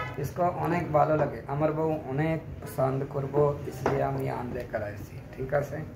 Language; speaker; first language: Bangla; non-native, learner; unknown